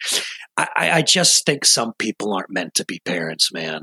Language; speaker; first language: English; native; English